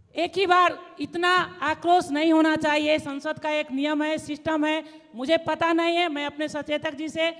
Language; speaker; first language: Hindi; non-native, local second language; Maithili